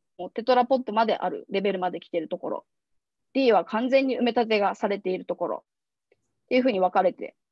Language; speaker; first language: Japanese; native; Japanese